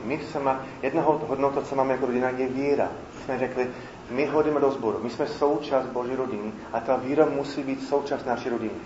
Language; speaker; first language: Czech; non-native, fluent; English